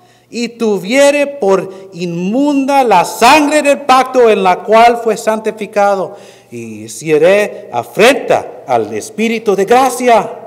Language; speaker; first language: Spanish; non-native, fluent; English